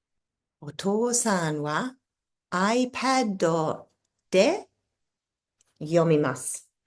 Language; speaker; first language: Japanese; non-native, fluent; English